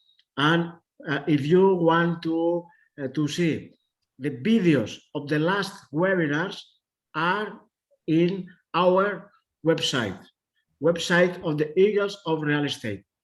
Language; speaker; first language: English; non-native, learner; Spanish